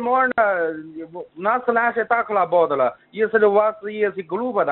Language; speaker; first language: Russian; non-native, learner; Chinese